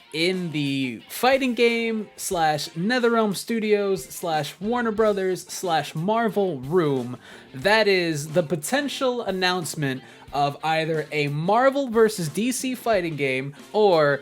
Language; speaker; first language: English; native; English